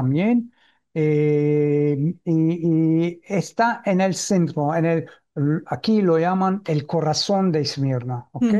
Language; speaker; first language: Spanish; early bilingual, heritage; Ladino